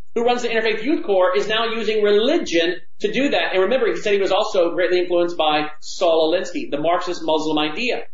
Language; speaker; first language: English; native; English